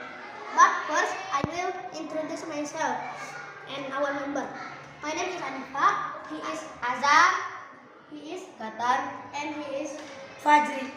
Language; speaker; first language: English; non-native, learner; Indonesian